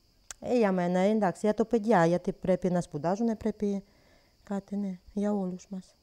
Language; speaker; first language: Greek; non-native, learner; Ukrainian